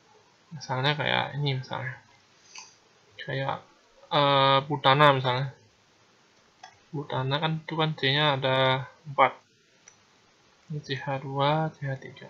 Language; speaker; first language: Indonesian; native; Indonesian